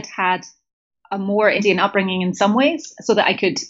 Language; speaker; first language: English; native; English